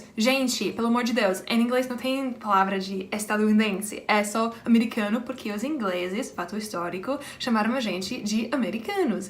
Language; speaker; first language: Portuguese; non-native, fluent; English